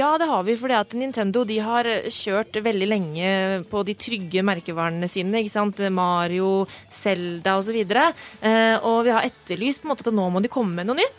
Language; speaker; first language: Norwegian; native; Norwegian